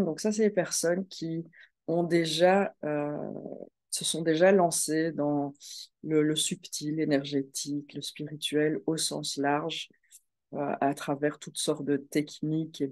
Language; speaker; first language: French; native; French